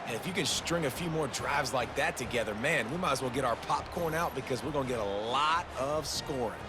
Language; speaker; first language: English; native; English